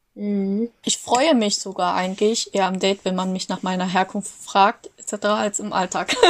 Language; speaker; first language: German; native; German